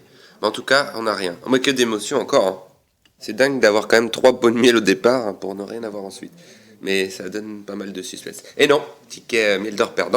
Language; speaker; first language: French; native; French